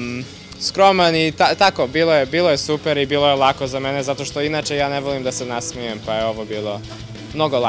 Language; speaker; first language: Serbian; early bilingual, heritage; Serbian